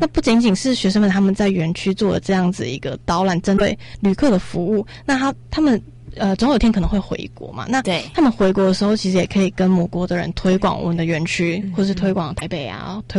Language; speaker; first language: Chinese; native; Chinese